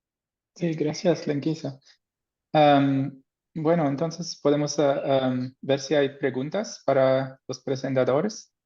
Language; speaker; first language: Spanish; non-native, fluent; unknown